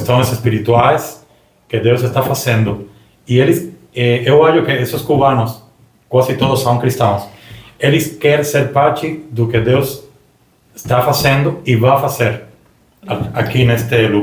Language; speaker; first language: Portuguese; non-native, learner; Spanish